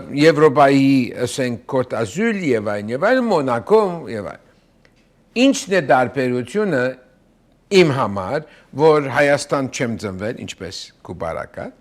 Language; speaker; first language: Armenian; early bilingual, heritage; Armenian